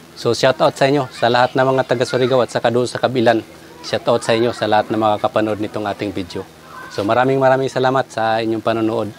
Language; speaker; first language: Filipino; non-native, local second language; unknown